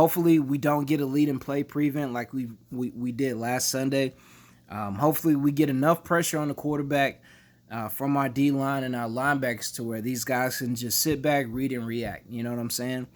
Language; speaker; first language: English; native; English